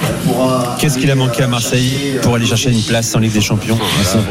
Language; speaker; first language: French; native; French